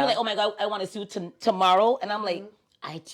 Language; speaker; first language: English; native; English